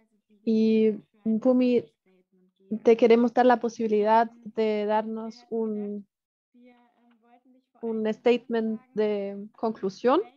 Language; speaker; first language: Spanish; non-native, fluent; German